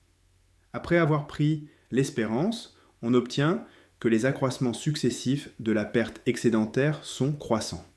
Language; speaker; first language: French; native; French